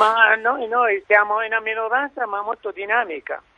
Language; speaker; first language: Italian; non-native, fluent; Arabic